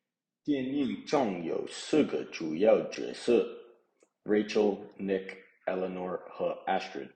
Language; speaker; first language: Chinese; non-native, learner; English